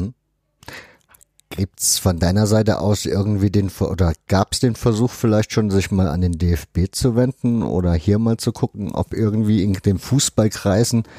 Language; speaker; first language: German; native; German